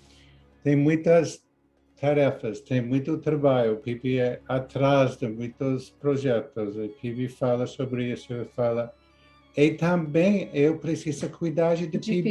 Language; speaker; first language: Portuguese; non-native, learner; English